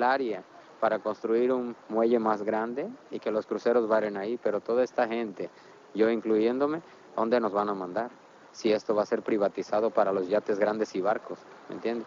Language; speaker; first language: Spanish; native; Spanish